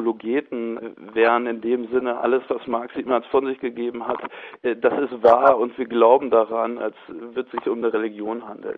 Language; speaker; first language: German; native; German